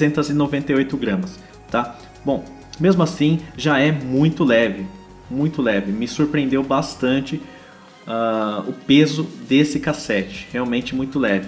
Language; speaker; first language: Portuguese; native; Portuguese